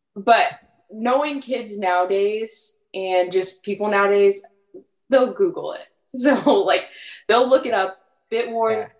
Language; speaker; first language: English; early bilingual, other home language; French